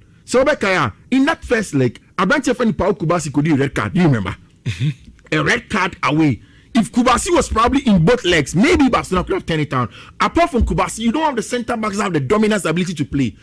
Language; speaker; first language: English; non-native, local second language; Akan